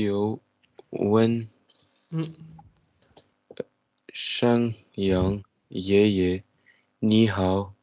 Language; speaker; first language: Chinese; non-native, learner; Tibetan